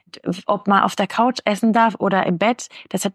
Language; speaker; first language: German; native; German